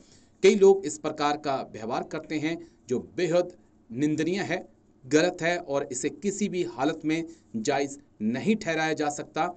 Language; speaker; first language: Hindi; native; Hindi